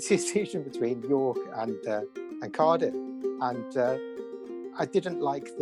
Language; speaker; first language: English; native; English